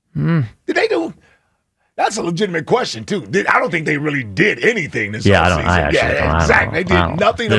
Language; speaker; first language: English; native; English